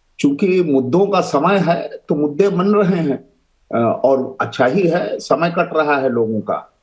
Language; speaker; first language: Hindi; native; Hindi